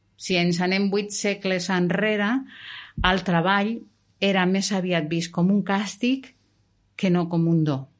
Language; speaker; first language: Catalan; non-native, local second language; Spanish